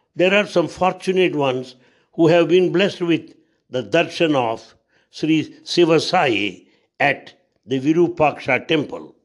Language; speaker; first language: English; non-native, local second language; Telugu